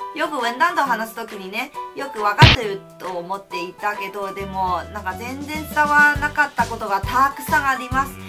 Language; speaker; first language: Japanese; non-native, fluent; Chinese